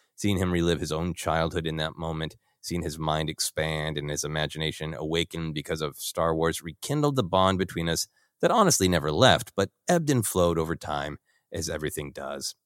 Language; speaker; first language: English; native; English